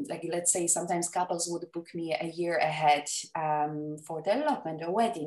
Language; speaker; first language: English; non-native, fluent; Polish